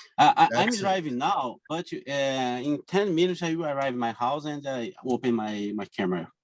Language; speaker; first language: English; non-native, learner; Portuguese